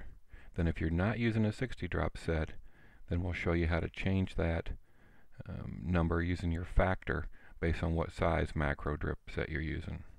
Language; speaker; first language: English; native; English